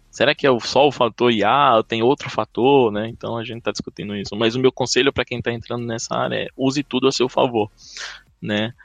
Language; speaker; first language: Portuguese; native; Portuguese